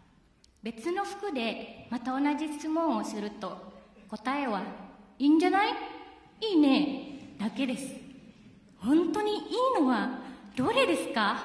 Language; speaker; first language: Japanese; non-native, fluent; Indonesian